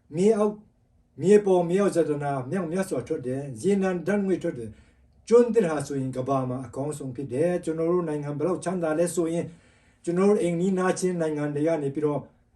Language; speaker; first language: Burmese; non-native, local second language; Tedim Chin